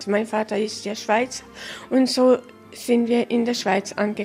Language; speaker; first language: German; early bilingual, heritage; German